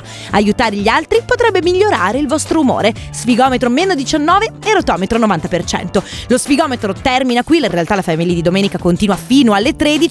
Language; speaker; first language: Italian; native; Italian